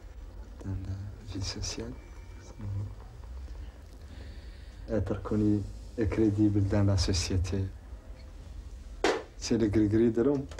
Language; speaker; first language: French; non-native, local second language; Arabic